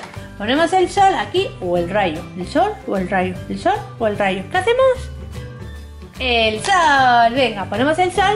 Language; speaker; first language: Spanish; native; Spanish